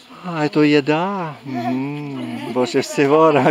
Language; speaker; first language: Russian; non-native, learner; Czech